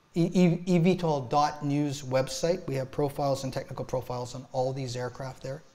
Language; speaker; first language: English; native; English